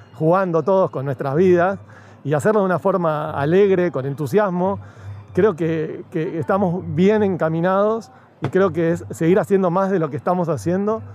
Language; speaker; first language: Spanish; native; Spanish